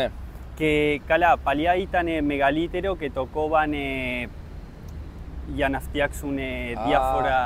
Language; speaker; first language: Greek; early bilingual, heritage; Spanish